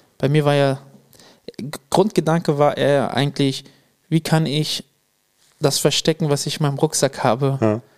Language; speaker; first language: German; early bilingual, other home language; Arabic